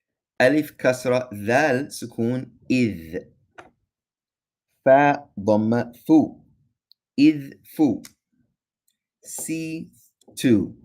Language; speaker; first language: Arabic; non-native, fluent; English